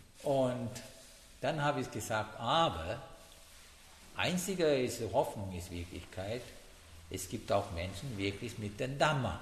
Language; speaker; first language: German; non-native, learner; Sinhala